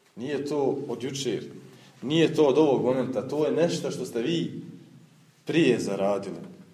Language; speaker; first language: Bosnian; native; Bosnian